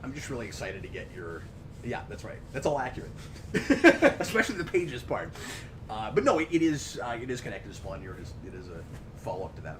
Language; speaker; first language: English; native; English